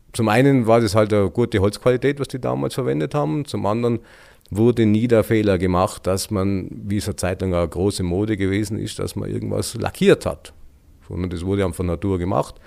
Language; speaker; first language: German; native; German